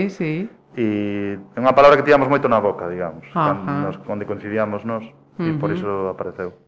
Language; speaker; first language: Galician; native; Galician